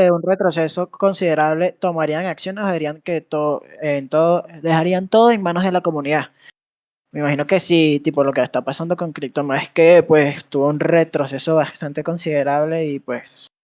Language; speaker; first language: Spanish; native; Spanish